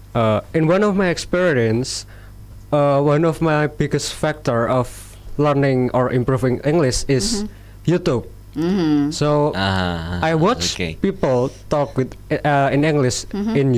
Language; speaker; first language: English; non-native, fluent; Indonesian